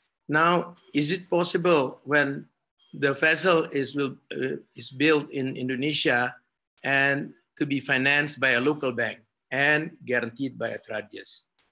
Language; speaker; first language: English; non-native, fluent; Indonesian